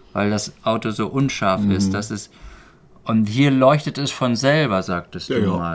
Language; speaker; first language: German; native; German